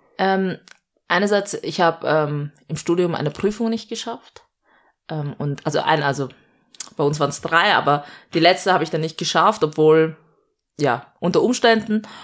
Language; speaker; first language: German; early bilingual, other home language; Malayalam